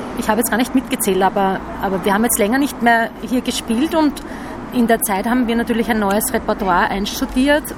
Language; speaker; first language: German; native; German